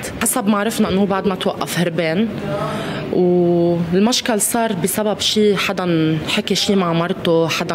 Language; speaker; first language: Arabic; native; Arabic